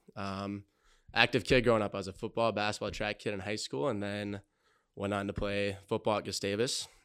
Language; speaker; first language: English; native; English